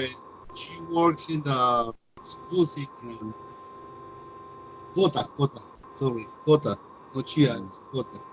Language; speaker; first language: English; non-native, learner; Spanish